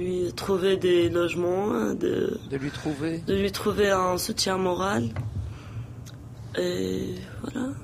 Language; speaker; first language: French; non-native, local second language; Arabic